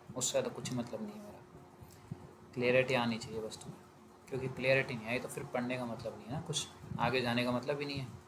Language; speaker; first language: Hindi; native; Hindi